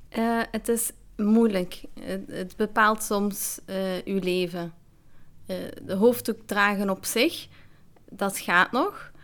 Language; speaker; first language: Dutch; early bilingual, other home language; Arabic